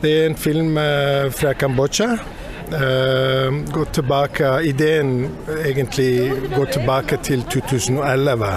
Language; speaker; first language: Norwegian; non-native, fluent; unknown